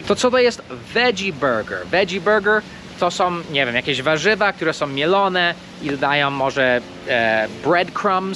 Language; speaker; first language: Polish; non-native, fluent; English